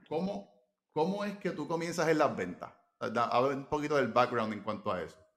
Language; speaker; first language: Spanish; native; Spanish